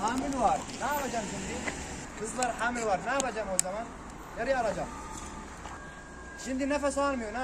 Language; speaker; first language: Turkish; non-native, learner; Arabic